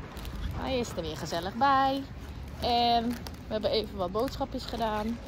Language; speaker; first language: Dutch; native; Dutch